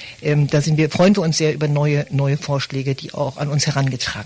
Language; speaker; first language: German; native; German